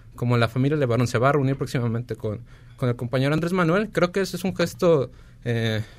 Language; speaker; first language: Spanish; native; Spanish